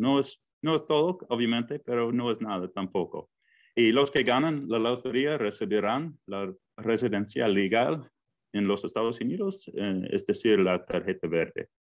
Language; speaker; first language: Spanish; non-native, fluent; English